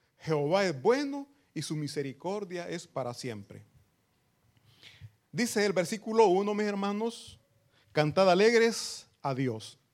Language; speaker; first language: Spanish; native; Spanish